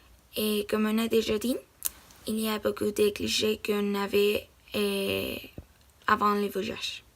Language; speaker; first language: French; non-native, learner; Spanish